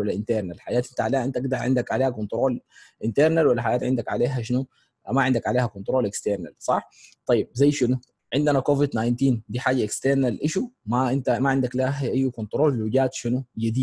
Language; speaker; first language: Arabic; native; Arabic